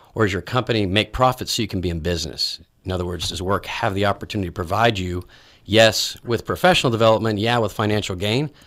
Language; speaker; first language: English; native; English